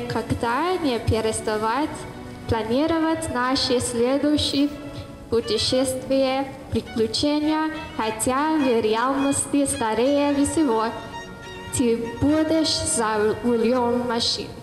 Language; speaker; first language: Russian; non-native, learner; English